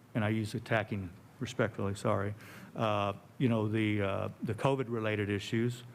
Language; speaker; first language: English; native; English